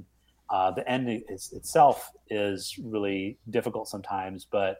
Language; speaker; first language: English; native; English